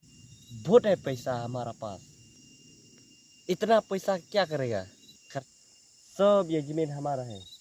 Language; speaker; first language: Hindi; non-native, local second language; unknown